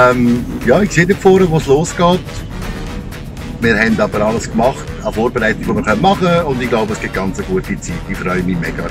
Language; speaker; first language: German; native; German